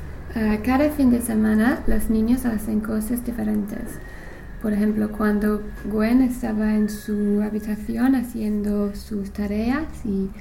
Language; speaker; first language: Spanish; non-native, learner; English